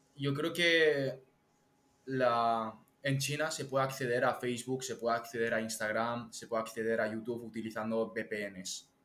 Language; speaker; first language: Spanish; early bilingual, other home language; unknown